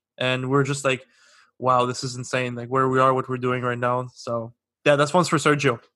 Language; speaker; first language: English; non-native, local second language; French